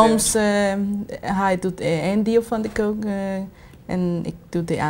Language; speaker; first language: Dutch; non-native, learner; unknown